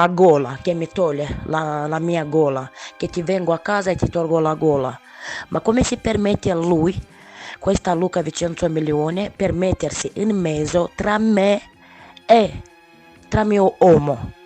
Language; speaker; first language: Italian; non-native, learner; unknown